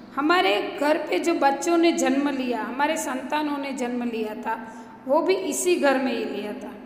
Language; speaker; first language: Hindi; non-native, local second language; Gujarati